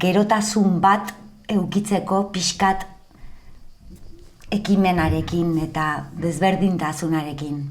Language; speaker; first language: Basque; non-native, local second language; Spanish